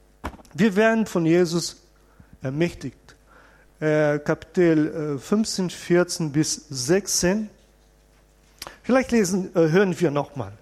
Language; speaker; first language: German; non-native, fluent; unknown